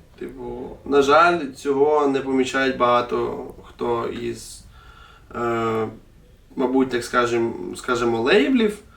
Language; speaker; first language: Ukrainian; non-native, local second language; Russian